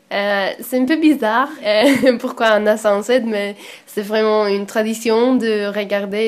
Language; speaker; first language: French; non-native, learner; Swedish